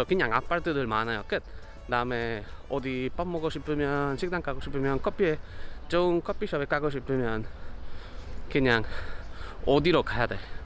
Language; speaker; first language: Korean; non-native, learner; Spanish